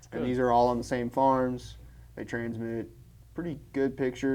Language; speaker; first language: English; native; English